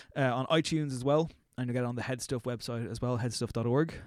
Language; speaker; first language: English; native; English